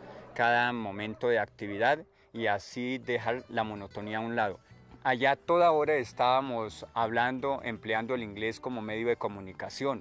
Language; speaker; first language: Spanish; native; Spanish